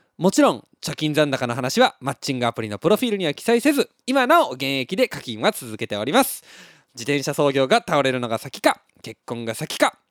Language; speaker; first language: Japanese; native; Japanese